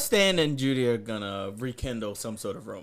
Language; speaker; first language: English; native; English